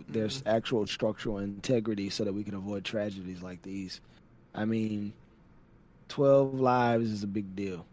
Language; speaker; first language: English; native; English